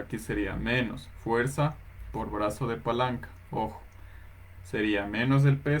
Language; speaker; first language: Spanish; native; Spanish